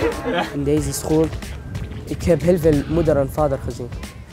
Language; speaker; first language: Dutch; non-native, learner; Arabic